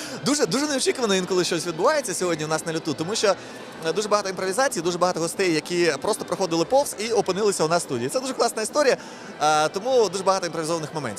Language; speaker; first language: Ukrainian; native; Ukrainian